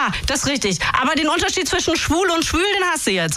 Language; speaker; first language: German; native; German